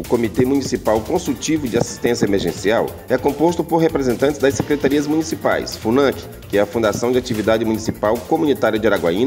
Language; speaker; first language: Portuguese; native; Portuguese